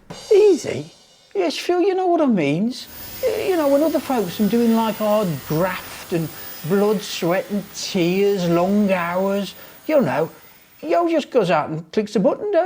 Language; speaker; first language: English; native; English